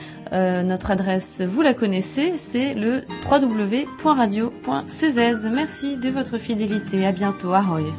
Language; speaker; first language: French; native; French